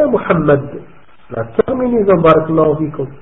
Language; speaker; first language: Arabic; non-native, fluent; French